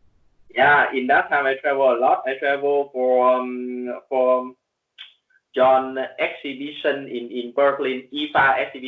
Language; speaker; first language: English; non-native, learner; Vietnamese